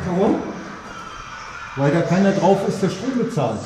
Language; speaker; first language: German; native; German